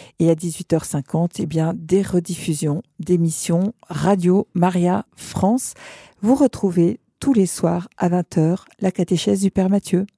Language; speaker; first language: French; native; French